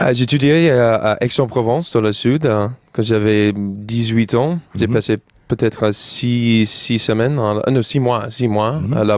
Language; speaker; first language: French; non-native, learner; English